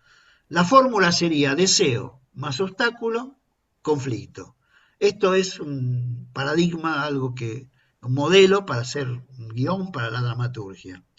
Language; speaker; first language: Spanish; native; Spanish